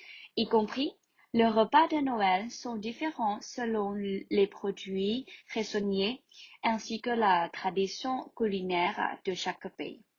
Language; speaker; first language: French; non-native, learner; Thai